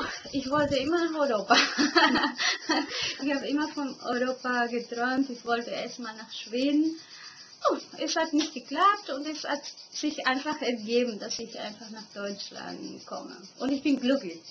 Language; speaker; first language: German; non-native, fluent; Spanish